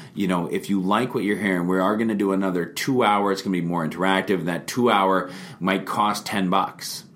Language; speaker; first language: English; native; English